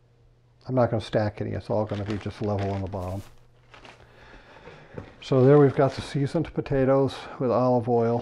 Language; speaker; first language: English; native; English